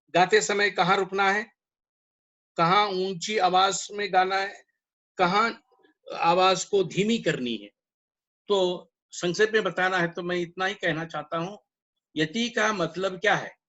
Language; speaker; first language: Hindi; non-native, local second language; Kannada